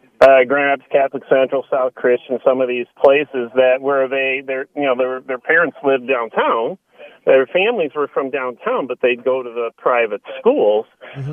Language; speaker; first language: English; native; English